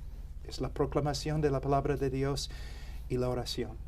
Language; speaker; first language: Spanish; non-native, fluent; English